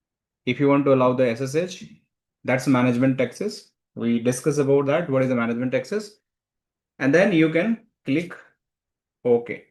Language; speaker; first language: English; non-native, local second language; Hindi